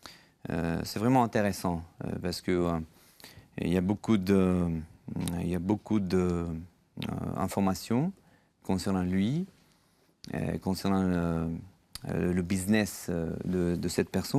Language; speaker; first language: French; non-native, fluent; Georgian